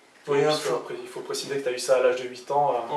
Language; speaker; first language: French; native; French